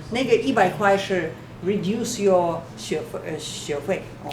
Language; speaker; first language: Chinese; non-native, fluent; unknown